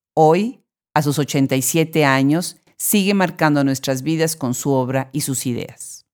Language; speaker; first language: Spanish; native; Spanish